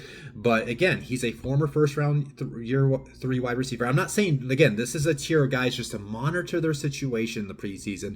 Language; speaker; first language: English; native; English